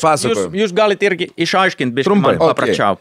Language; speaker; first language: Lithuanian; non-native, fluent; Finnish